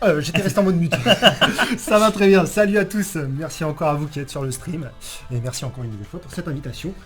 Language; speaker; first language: French; native; French